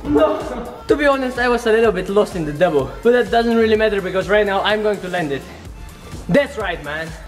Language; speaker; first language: English; non-native, fluent; Bulgarian